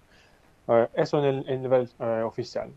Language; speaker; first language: Spanish; non-native, fluent; Ukrainian